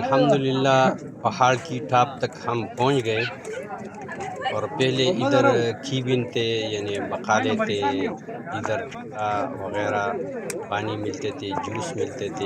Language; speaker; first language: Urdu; non-native, local second language; Pashto